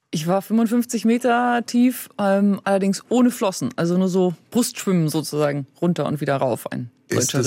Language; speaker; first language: German; native; German